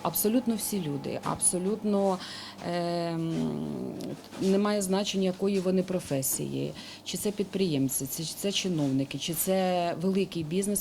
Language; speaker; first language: Ukrainian; native; Ukrainian